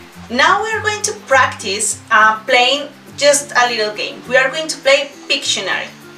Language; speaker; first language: English; non-native, fluent; Spanish